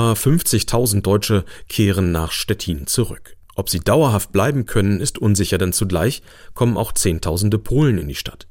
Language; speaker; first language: German; native; German